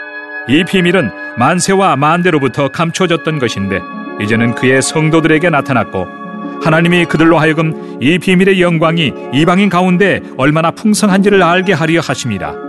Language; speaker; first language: Korean; native; Korean